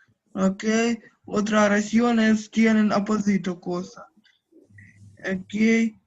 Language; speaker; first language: Spanish; non-native, learner; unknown